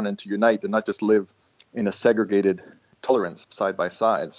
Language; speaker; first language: English; non-native, fluent; Estonian